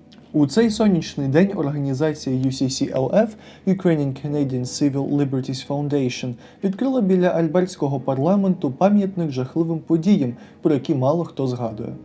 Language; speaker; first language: Ukrainian; native; Ukrainian